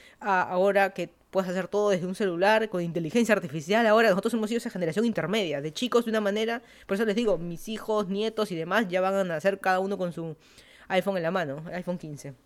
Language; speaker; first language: Spanish; native; Spanish